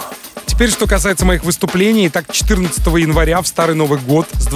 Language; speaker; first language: Russian; native; Russian